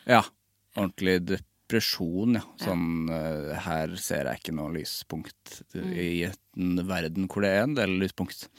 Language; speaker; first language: Norwegian; native; Norwegian